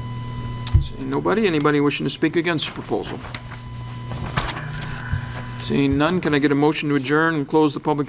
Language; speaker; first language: English; native; English